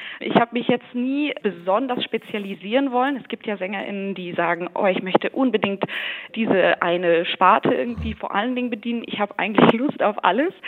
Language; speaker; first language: German; native; German